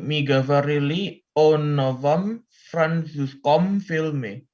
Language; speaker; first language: Russian; non-native, learner; Indonesian